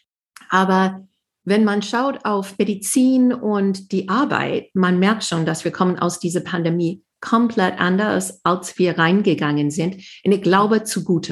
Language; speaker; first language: German; non-native, fluent; English